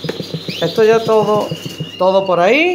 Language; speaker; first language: Spanish; native; Spanish